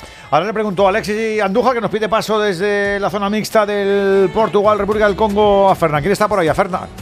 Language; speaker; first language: Spanish; native; Spanish